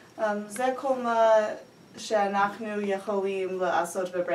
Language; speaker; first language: Hebrew; non-native, learner; English